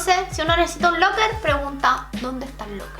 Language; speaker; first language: Spanish; native; Spanish